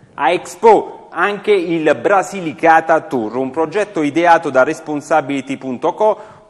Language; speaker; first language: Italian; early bilingual, other home language; Spanish